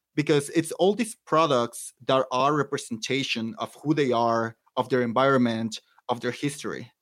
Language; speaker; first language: English; non-native, fluent; Spanish